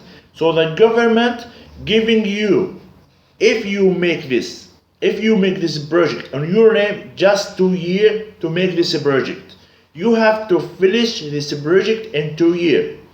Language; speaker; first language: English; non-native, learner; Arabic